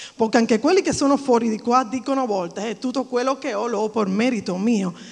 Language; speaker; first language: Italian; non-native, fluent; Spanish